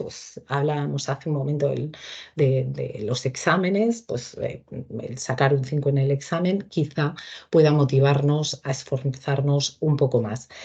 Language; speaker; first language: Spanish; native; Spanish